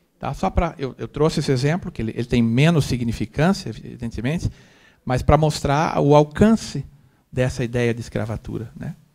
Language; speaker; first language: Portuguese; native; Portuguese